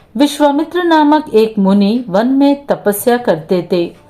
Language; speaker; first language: Hindi; non-native, local second language; Telugu